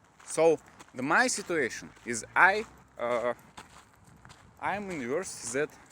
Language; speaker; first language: English; non-native, learner; Russian